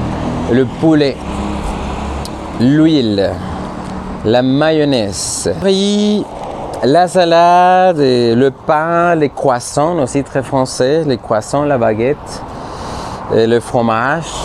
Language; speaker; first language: French; non-native, fluent; Spanish